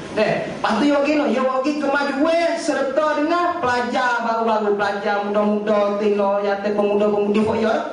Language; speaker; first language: Malay; native; Malay